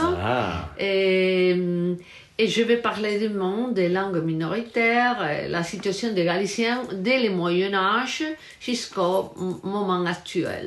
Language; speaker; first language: French; non-native, learner; Galician